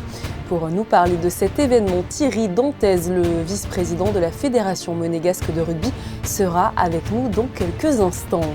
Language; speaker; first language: French; native; French